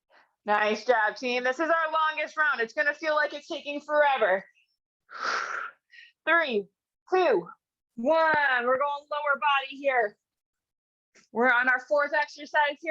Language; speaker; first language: English; native; English